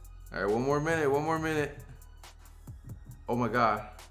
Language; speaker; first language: English; early bilingual, other home language; Spanish